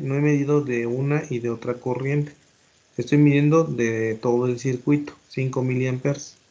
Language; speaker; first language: Spanish; native; Spanish